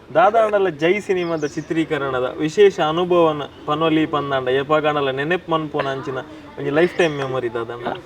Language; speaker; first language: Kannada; native; Kannada